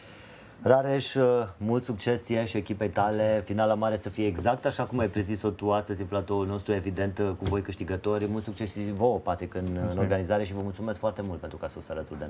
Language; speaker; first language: Romanian; native; Romanian